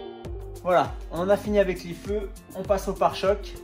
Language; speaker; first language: French; native; French